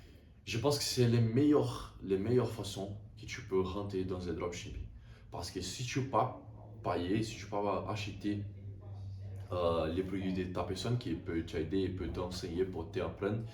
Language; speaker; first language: French; non-native, learner; Portuguese